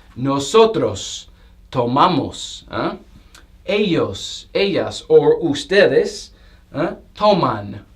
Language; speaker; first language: Spanish; non-native, fluent; English